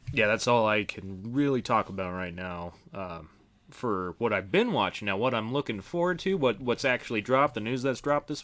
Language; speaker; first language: English; native; English